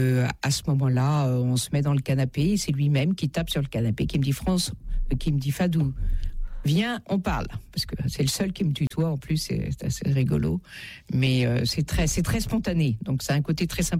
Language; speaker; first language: French; native; French